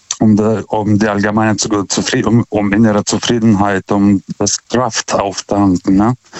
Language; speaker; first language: German; non-native, fluent; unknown